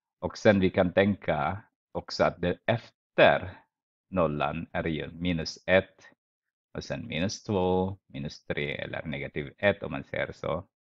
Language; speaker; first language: Swedish; non-native, fluent; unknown